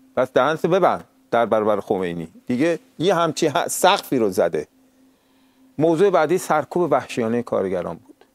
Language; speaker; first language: Persian; native; Persian